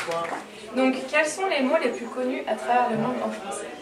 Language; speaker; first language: French; native; French